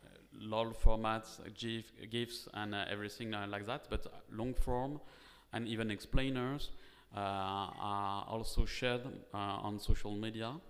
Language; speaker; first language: English; non-native, fluent; French